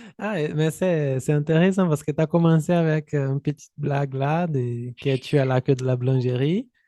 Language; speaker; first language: French; non-native, fluent; Portuguese